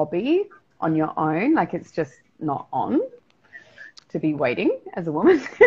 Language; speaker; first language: English; native; English